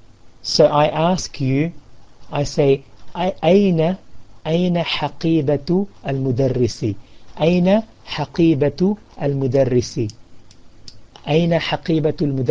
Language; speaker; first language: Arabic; non-native, fluent; English